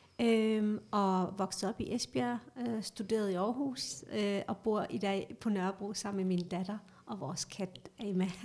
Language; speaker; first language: Danish; early bilingual, other home language; Kurdish